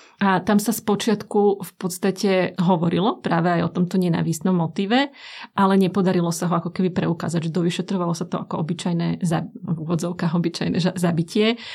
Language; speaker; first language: Slovak; native; Slovak